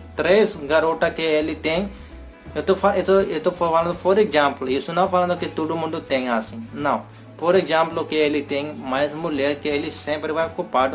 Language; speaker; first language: Portuguese; non-native, learner; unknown